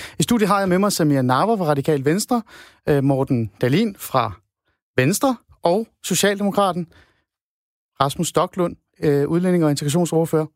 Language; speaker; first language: Danish; non-native, fluent; Persian